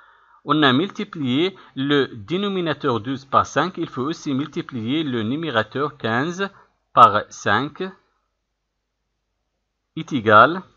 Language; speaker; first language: French; non-native, local second language; Arabic